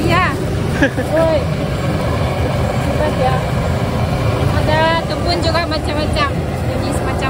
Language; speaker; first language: Indonesian; non-native, learner; Japanese